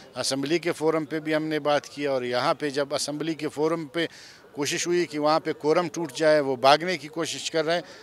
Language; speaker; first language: Urdu; non-native, local second language; Baluchi